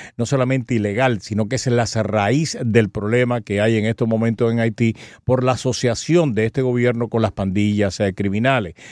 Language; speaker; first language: Spanish; native; Spanish